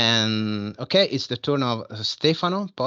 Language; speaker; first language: English; non-native, fluent; Italian